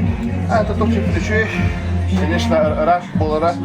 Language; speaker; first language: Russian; non-native, local second language; Yakut